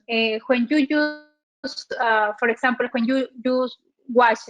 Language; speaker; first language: English; non-native, learner; Spanish